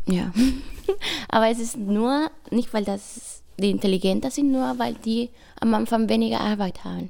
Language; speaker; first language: German; non-native, fluent; Spanish